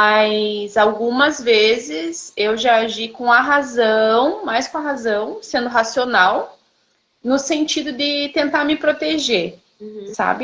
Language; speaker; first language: Portuguese; native; Portuguese